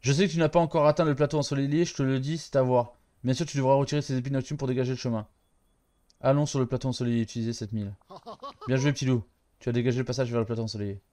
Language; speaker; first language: French; native; French